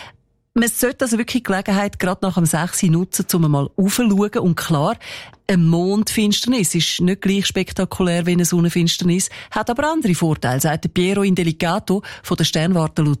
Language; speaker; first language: German; native; German